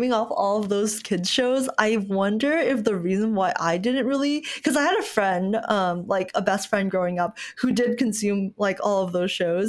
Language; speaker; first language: English; early bilingual, other home language; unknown